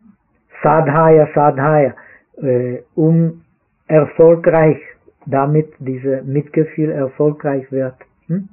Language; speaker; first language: German; non-native, fluent; Czech